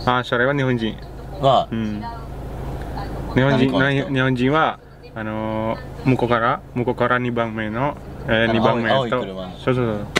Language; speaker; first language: Japanese; non-native, learner; Sundanese